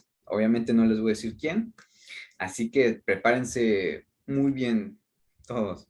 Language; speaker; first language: Spanish; native; Spanish